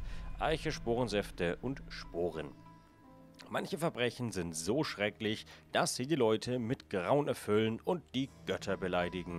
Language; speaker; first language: German; native; German